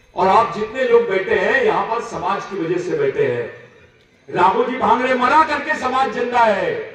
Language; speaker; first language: Hindi; non-native, local second language; Marathi